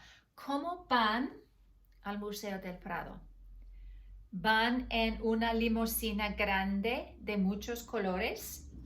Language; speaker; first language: Spanish; non-native, fluent; English